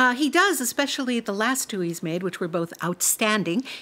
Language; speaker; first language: English; native; English